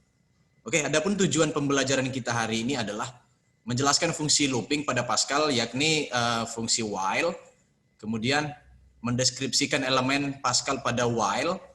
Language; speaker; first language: Indonesian; native; Indonesian